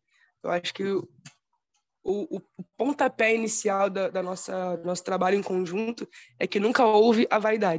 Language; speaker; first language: Portuguese; native; Portuguese